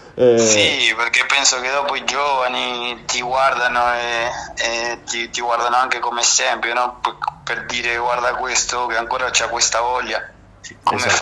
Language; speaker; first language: Italian; non-native, fluent; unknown